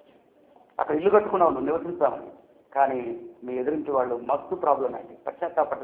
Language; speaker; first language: Telugu; native; Telugu